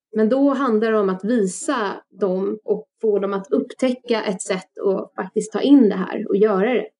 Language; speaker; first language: Swedish; early bilingual, other home language; Russian